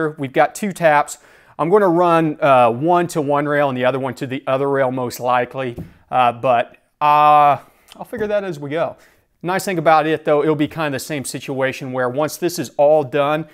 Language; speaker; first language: English; native; English